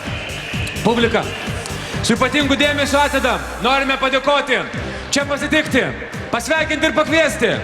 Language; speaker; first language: Lithuanian; native; Lithuanian